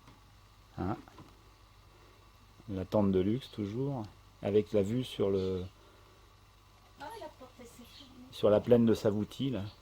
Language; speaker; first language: French; native; French